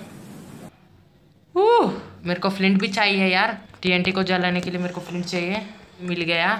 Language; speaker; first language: Hindi; native; Hindi